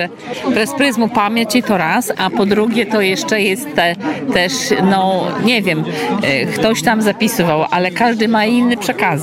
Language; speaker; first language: Polish; non-native, local second language; Belarusian